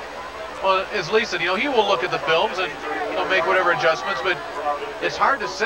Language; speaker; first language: English; native; English